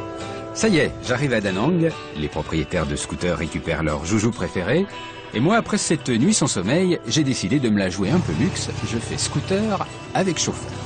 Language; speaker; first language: French; native; French